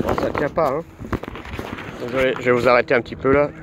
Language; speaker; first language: French; native; French